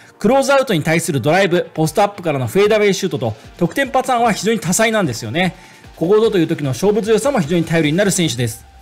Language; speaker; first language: Japanese; native; Japanese